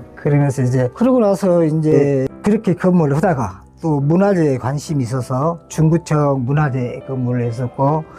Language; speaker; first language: Korean; native; Korean